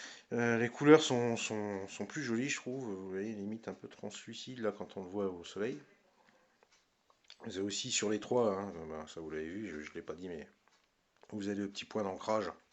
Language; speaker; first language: French; native; French